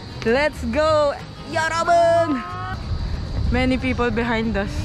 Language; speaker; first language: English; non-native, local second language; Filipino